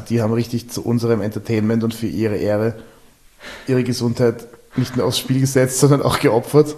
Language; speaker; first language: German; native; German